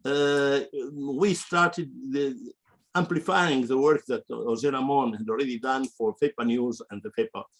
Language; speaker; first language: English; non-native, fluent; Italian